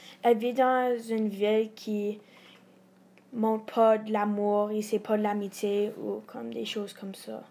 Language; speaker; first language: French; non-native, learner; English